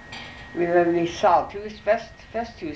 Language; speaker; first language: Norwegian; early bilingual, heritage; Norwegian